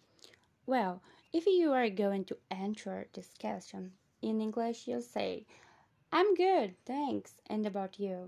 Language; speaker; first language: English; non-native, fluent; Portuguese